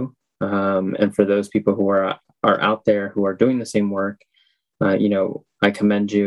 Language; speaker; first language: English; native; English